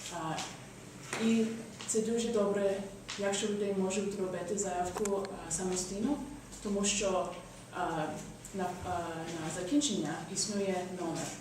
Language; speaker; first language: Ukrainian; non-native, learner; English